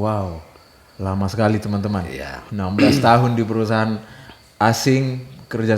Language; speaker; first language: Indonesian; native; Indonesian